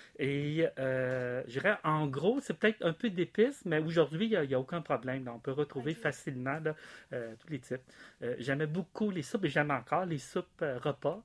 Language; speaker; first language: French; early bilingual, other home language; Vietnamese